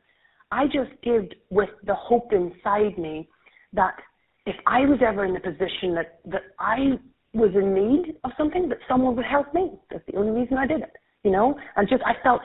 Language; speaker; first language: English; native; English